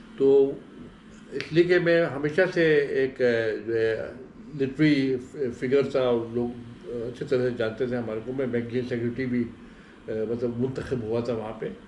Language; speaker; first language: Hindi; non-native, local second language; Arabic